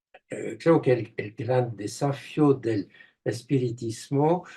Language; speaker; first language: Spanish; non-native, fluent; French